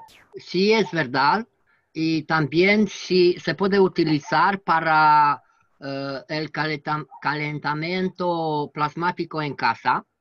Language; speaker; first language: Spanish; non-native, learner; French